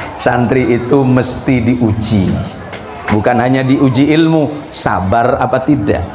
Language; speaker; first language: Indonesian; non-native, local second language; Madurese